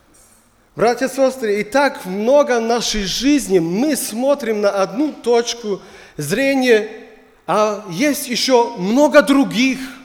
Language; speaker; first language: Russian; non-native, learner; German